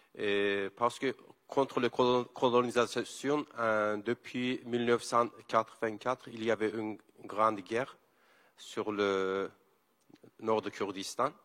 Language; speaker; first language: French; non-native, learner; Kurdish